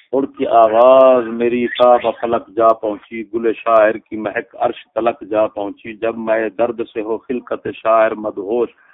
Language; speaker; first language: Urdu; non-native, local second language; Punjabi